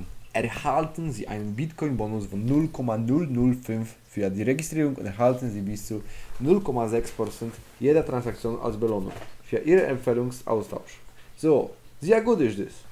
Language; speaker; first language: German; non-native, fluent; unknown